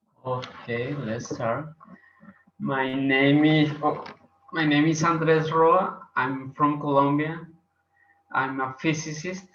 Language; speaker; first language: English; non-native, local second language; Spanish